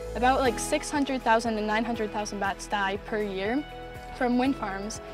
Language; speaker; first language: English; native; English